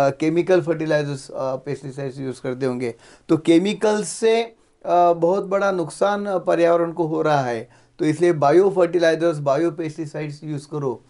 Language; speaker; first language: Hindi; non-native, local second language; Marathi